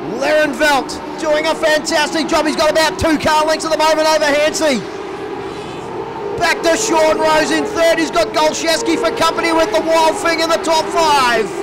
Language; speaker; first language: English; native; English